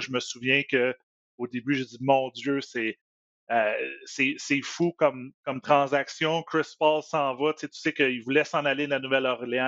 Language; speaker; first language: French; native; French